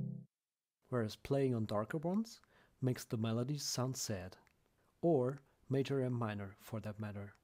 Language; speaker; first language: English; non-native, fluent; German